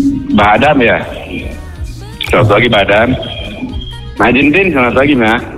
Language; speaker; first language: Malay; non-native, local second language; Sundanese